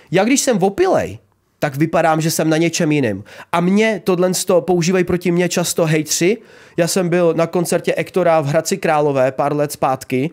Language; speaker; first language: Czech; early bilingual, other home language; Ukrainian